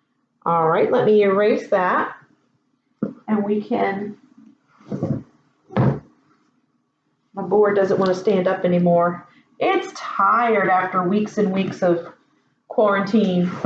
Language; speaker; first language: English; native; English